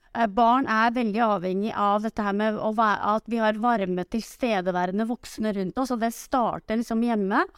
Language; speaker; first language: Norwegian; native; Norwegian